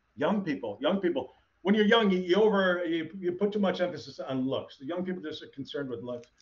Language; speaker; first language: English; native; English